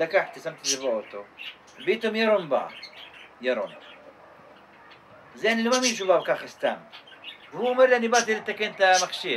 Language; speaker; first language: Hebrew; non-native, local second language; Arabic